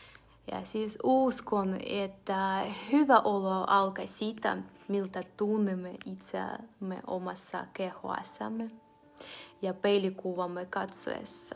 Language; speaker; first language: Finnish; non-native, fluent; Ukrainian